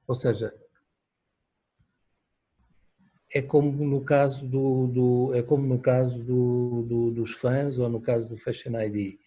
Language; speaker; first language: Portuguese; native; Portuguese